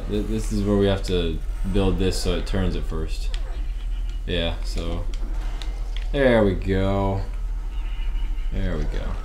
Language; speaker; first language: English; native; English